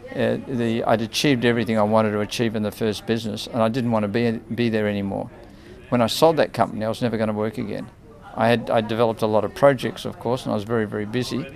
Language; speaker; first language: English; native; English